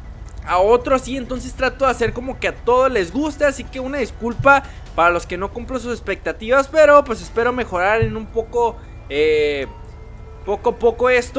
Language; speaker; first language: Spanish; native; Spanish